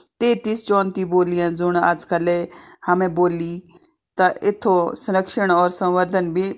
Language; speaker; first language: Hindi; native; Hindi